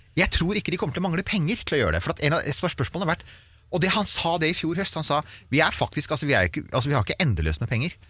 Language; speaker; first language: Norwegian; native; Norwegian